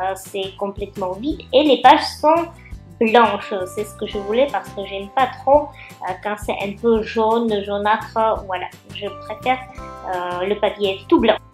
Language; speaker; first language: French; non-native, fluent; Czech